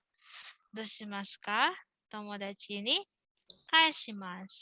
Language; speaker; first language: Japanese; non-native, fluent; Indonesian